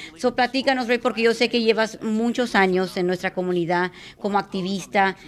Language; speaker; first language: Spanish; native; Spanish